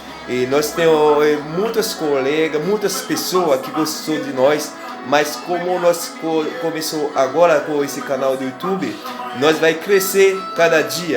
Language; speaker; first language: Portuguese; non-native, learner; Haitian Creole